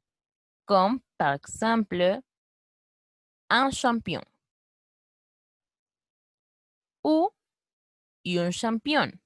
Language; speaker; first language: French; non-native, fluent; Spanish